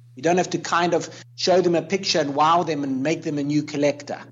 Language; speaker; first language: English; native; English